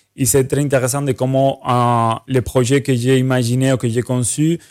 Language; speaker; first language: French; non-native, fluent; Spanish